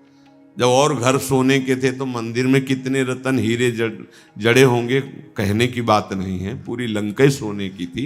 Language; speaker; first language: Hindi; native; Hindi